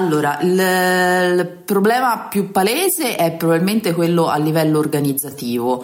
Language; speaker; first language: Italian; native; Italian